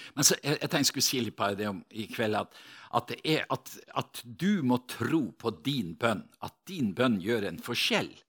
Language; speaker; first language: Norwegian; native; Norwegian